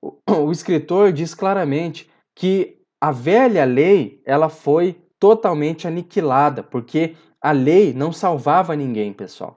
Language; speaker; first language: Portuguese; native; Portuguese